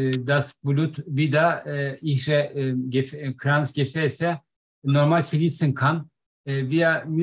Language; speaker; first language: German; non-native, learner; Turkish